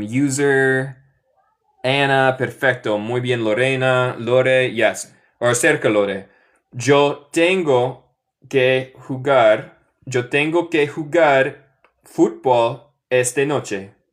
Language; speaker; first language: Spanish; non-native, fluent; English